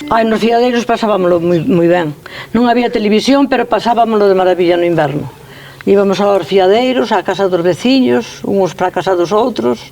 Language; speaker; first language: Galician; native; Galician